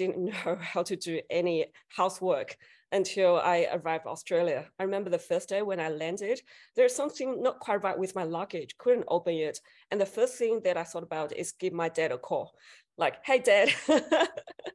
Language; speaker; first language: English; non-native, fluent; Chinese